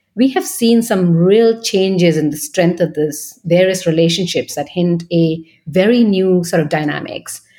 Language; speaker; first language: English; non-native, local second language; Bangla